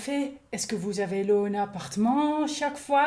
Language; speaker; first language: French; non-native, learner; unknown